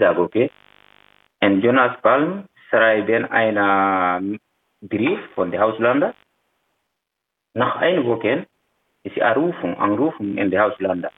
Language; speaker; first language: German; non-native, learner; Fula